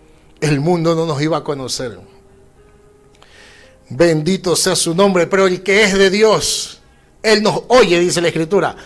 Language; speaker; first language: Spanish; native; Spanish